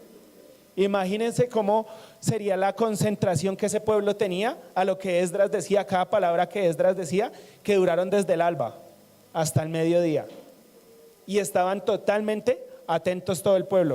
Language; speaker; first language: Spanish; native; Spanish